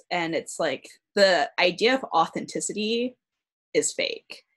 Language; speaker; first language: English; native; English